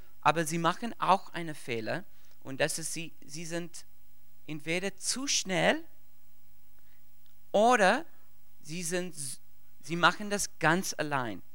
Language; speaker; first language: German; non-native, fluent; English